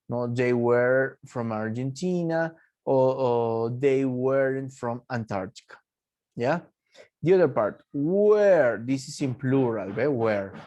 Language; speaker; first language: English; non-native, fluent; Spanish